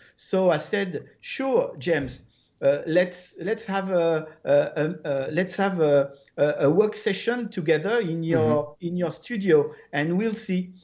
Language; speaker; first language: English; non-native, learner; French